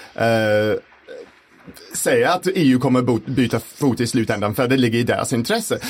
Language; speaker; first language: Swedish; non-native, fluent; English